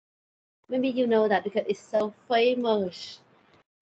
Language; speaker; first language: English; non-native, learner; Thai